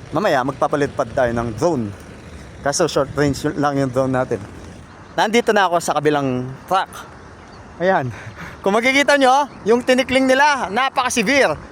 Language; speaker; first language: Filipino; native; Filipino